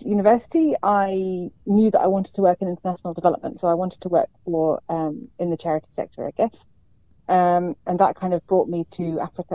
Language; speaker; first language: English; native; English